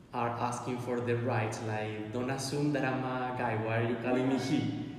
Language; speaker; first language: English; non-native, fluent; Spanish